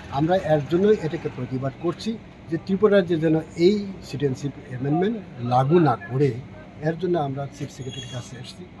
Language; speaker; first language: Bangla; non-native, local second language; Kok Borok